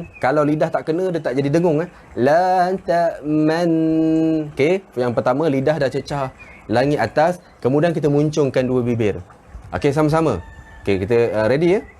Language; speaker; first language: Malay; native; Malay